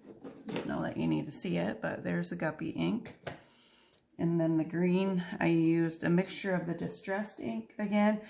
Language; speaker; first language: English; native; English